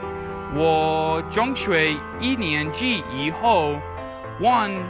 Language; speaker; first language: Chinese; non-native, learner; English